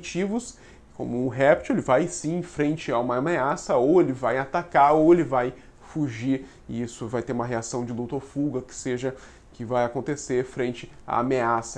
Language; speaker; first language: Portuguese; native; Portuguese